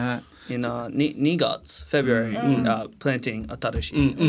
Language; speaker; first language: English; non-native, learner; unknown